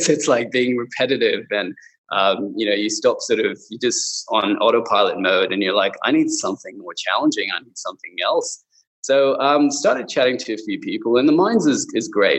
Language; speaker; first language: English; non-native, local second language; Cantonese